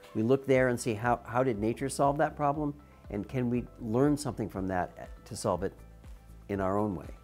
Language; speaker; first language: English; native; English